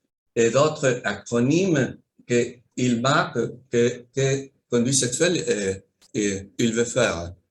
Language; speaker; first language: French; non-native, learner; Spanish